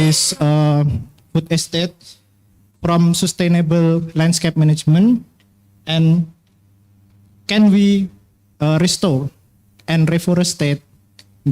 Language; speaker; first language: English; non-native, fluent; Indonesian